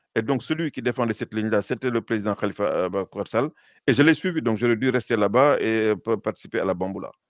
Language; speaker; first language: French; non-native, local second language; Wolof